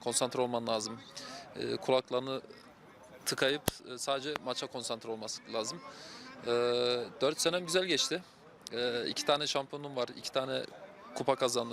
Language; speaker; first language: Turkish; early bilingual, heritage; Turkish